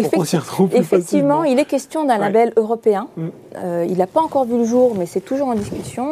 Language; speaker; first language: French; native; French